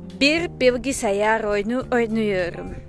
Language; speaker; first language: Turkish; non-native, learner; English